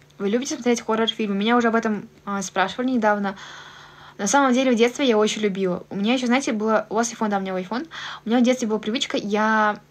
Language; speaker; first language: Russian; native; Russian